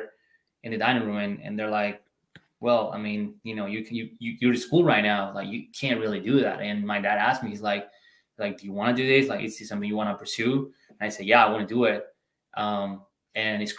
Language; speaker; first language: English; non-native, fluent; Spanish